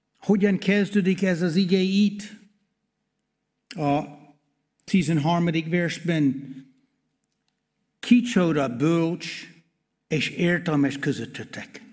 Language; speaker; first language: Hungarian; non-native, learner; English